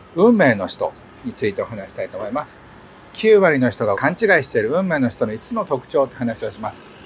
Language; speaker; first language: Japanese; native; Japanese